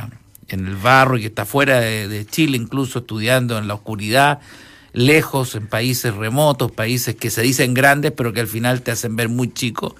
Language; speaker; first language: Spanish; native; Spanish